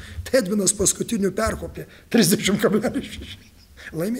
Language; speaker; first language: Lithuanian; native; Lithuanian